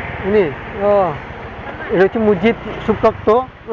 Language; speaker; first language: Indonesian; non-native, learner; Bangla